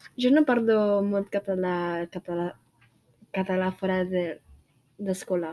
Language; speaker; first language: Catalan; non-native, learner; Chinese